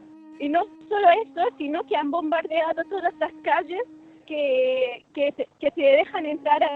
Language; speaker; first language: Spanish; non-native, fluent; Arabic